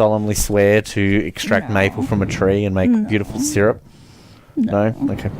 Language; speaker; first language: English; native; English